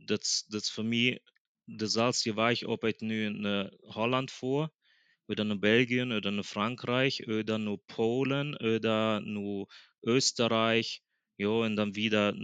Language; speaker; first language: German; early bilingual, other home language; Plautdietsch